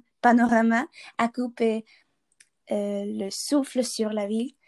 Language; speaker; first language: French; non-native, learner; Hungarian